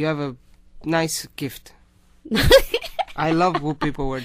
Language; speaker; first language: English; non-native, learner; Italian